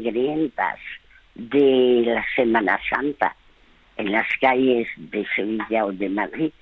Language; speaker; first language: Spanish; early bilingual, other home language; French